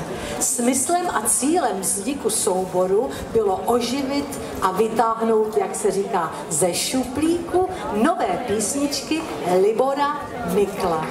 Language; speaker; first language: Czech; native; Czech